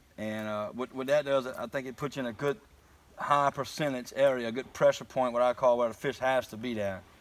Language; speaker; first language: English; native; English